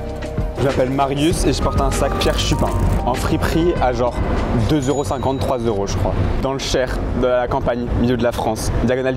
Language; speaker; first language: French; native; French